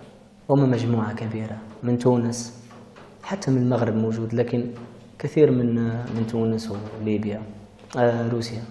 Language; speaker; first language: Arabic; early bilingual, heritage; Arabic